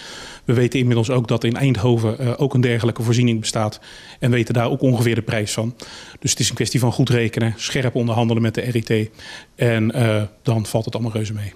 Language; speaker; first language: Dutch; native; Dutch